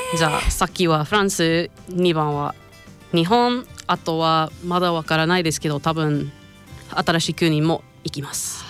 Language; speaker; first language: Japanese; non-native, learner; English